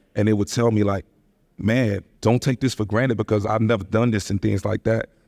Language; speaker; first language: English; native; English